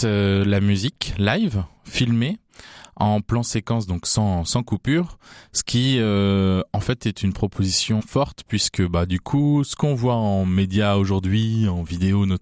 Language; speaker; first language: French; native; French